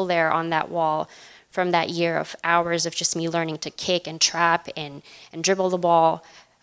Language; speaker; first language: English; non-native, local second language; Urdu